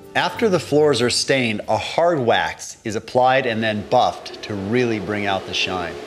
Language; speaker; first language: English; native; English